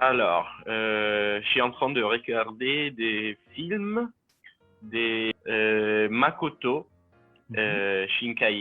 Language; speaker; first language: French; non-native, learner; Italian